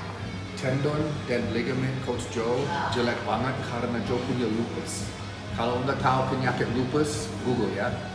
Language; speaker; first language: Indonesian; non-native, fluent; English